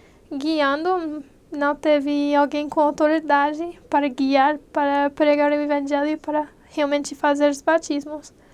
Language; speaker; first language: Portuguese; non-native, fluent; English